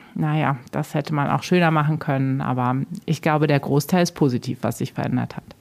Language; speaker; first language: German; native; German